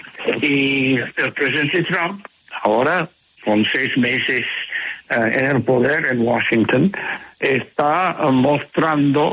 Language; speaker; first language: Spanish; non-native, fluent; English